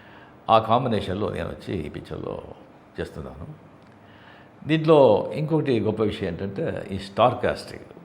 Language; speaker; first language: Telugu; non-native, fluent; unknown